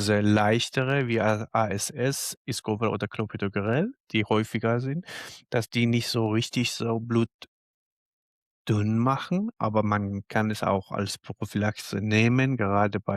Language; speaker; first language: German; non-native, fluent; Arabic